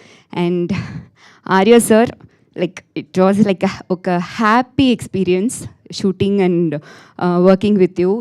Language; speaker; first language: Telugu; non-native, learner; Tamil